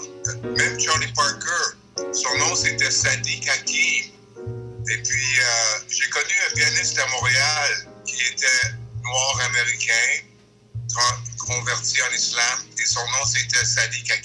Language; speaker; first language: French; early bilingual, other home language; English